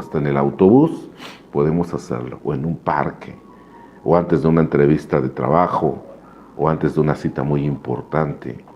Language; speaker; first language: Spanish; native; Spanish